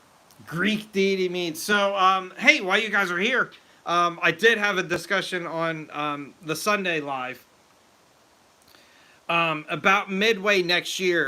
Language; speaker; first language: English; native; English